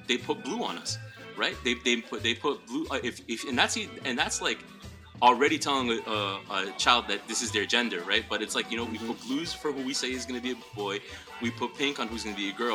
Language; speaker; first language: English; early bilingual, other home language; Spanish